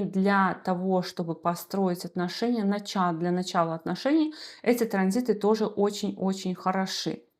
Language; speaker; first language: Russian; native; Russian